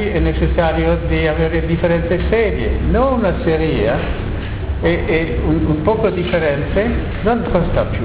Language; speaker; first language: Italian; non-native, learner; French